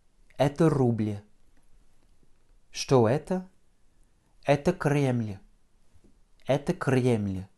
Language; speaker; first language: Russian; non-native, fluent; French